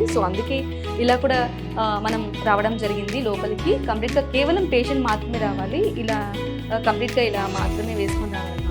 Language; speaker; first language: Telugu; native; Telugu